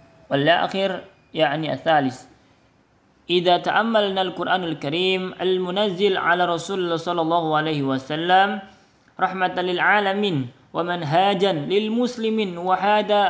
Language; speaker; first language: Arabic; non-native, learner; Indonesian